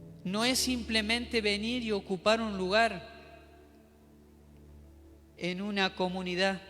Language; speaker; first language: Spanish; native; Spanish